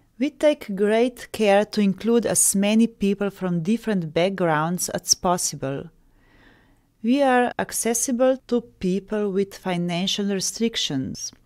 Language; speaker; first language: English; non-native, fluent; Slovenian